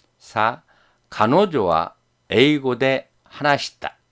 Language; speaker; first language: Japanese; non-native, fluent; Korean